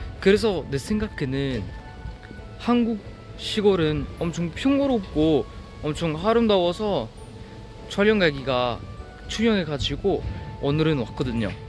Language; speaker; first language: Korean; non-native, learner; French